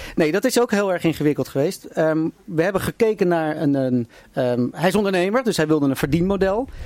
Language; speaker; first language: Dutch; native; Dutch